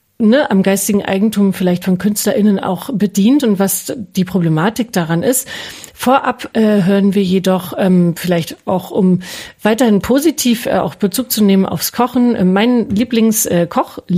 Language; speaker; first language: German; native; German